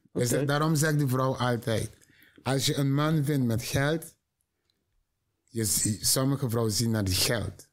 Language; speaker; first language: Dutch; non-native, learner; Papiamento